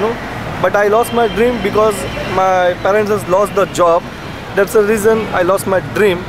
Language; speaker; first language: English; non-native, learner; Marathi